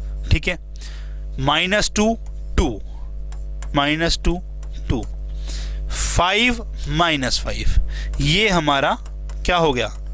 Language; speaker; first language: Hindi; native; Hindi